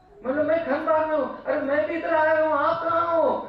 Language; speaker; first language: Hindi; non-native, local second language; Marathi